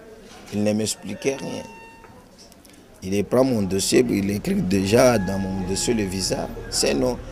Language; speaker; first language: French; non-native, learner; Comorian